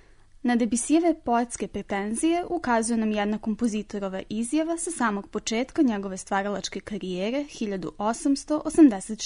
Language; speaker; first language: Serbian; native; Serbian